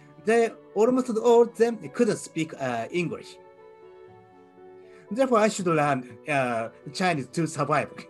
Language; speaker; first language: English; non-native, learner; Japanese